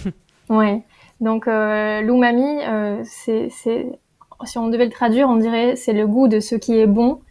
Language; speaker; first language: French; native; French